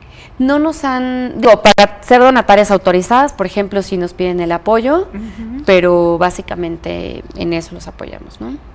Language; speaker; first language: Spanish; native; Spanish